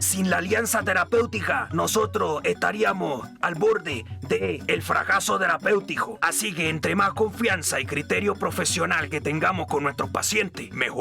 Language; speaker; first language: Spanish; native; Spanish